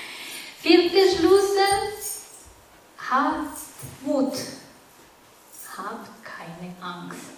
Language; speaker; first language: German; non-native, fluent; Spanish